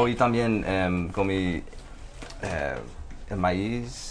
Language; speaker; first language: Spanish; non-native, fluent; English